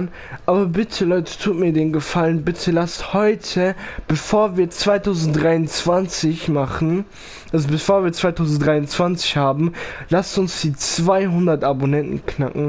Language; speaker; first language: German; early bilingual, other home language; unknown